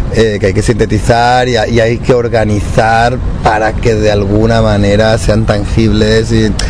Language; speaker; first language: Spanish; native; Spanish